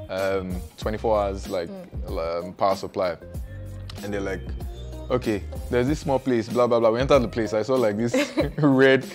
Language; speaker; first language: English; non-native, local second language; Yoruba